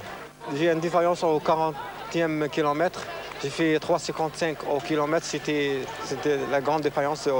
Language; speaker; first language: French; non-native, local second language; Arabic